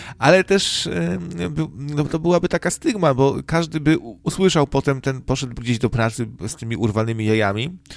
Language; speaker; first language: Polish; native; Polish